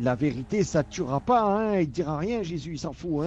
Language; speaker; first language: French; native; French